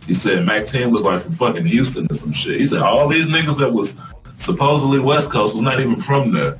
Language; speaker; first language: English; native; English